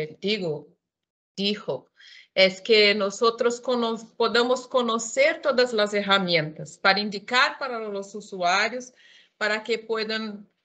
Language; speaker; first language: Spanish; non-native, learner; Portuguese